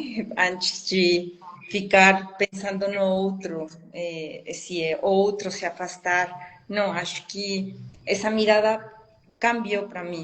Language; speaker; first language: Portuguese; non-native, fluent; Spanish